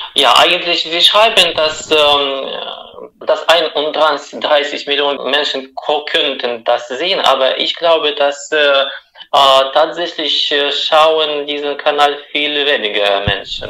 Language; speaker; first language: German; non-native, fluent; Russian